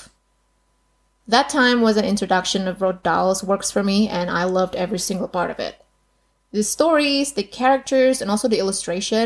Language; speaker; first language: English; non-native, fluent; Indonesian